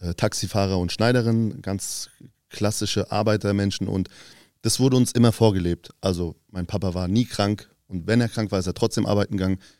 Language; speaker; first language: German; early bilingual, other home language; Turkish